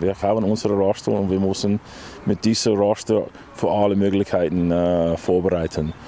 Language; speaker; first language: German; non-native, learner; English